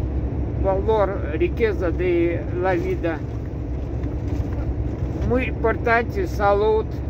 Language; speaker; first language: Spanish; non-native, learner; Russian